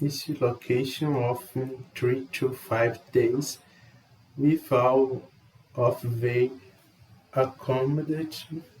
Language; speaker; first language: English; non-native, learner; Portuguese